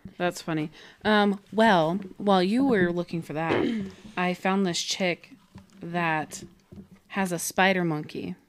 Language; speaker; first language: English; native; English